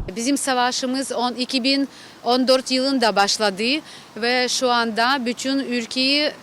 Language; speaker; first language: Turkish; non-native, learner; Ukrainian